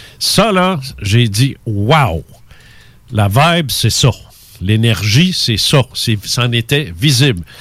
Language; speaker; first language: French; early bilingual, other home language; Spanish